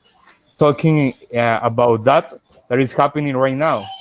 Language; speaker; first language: English; non-native, learner; Spanish